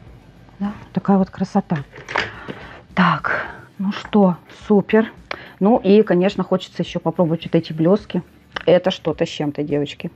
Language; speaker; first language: Russian; native; Russian